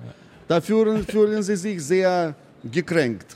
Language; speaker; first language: German; non-native, fluent; Russian